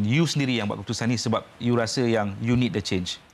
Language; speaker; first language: Malay; native; Malay